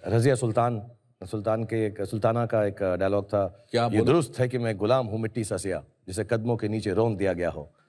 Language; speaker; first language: Hindi; native; Hindi